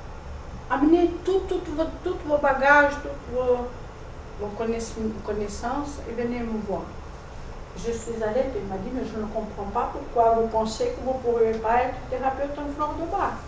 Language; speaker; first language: French; non-native, fluent; Portuguese